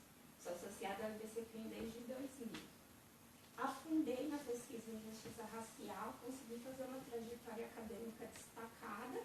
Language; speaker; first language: Portuguese; native; Portuguese